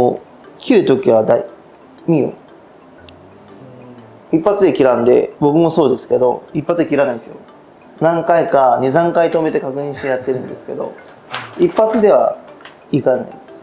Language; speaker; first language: Japanese; native; Japanese